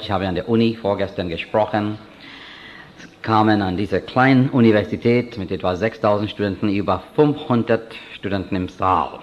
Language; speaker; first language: German; non-native, fluent; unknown